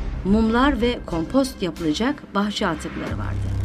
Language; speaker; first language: Turkish; native; Turkish